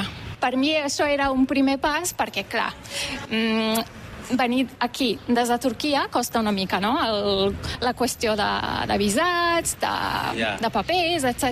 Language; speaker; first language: Catalan; non-native, fluent; Turkish